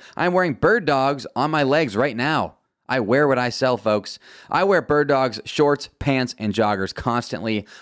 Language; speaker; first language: English; native; English